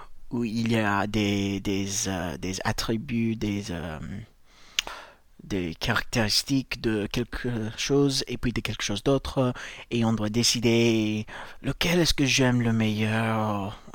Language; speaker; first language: French; non-native, fluent; English